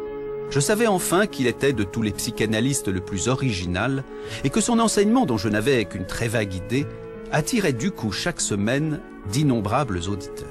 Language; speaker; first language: French; native; French